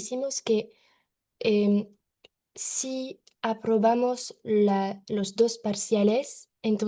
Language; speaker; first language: Spanish; non-native, learner; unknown